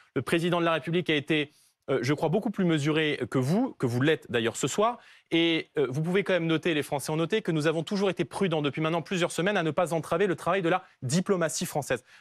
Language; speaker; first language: French; native; French